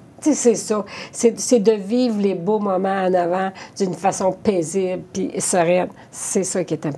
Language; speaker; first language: French; native; French